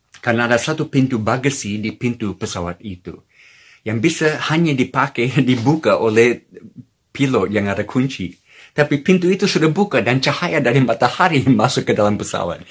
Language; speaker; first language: Indonesian; non-native, fluent; English